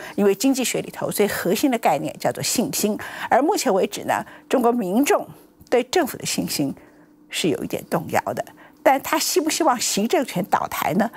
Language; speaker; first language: Chinese; native; Chinese